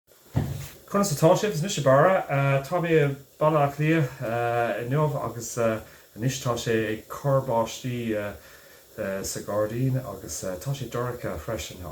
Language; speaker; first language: Irish; non-native, local second language; English